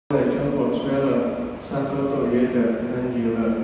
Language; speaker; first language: Chinese; non-native, learner; Indonesian